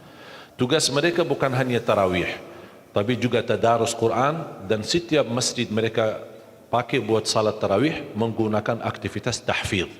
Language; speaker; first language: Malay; non-native, fluent; Arabic